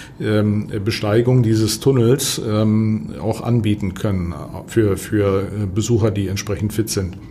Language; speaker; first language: German; native; German